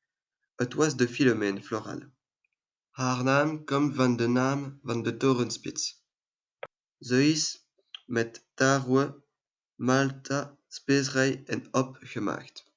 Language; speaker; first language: Dutch; non-native, learner; French